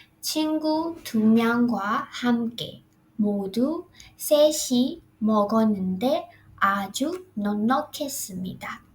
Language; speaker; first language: Korean; non-native, fluent; Burmese